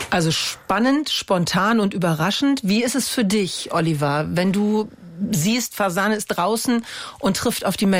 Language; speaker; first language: German; native; German